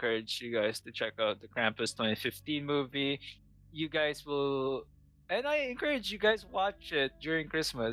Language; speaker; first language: English; non-native, local second language; Filipino